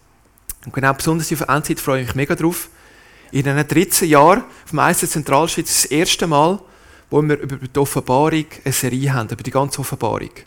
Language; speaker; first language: German; native; German